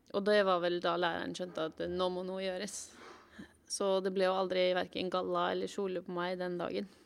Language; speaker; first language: Norwegian; native; Norwegian